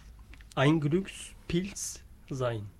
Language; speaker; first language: German; non-native, learner; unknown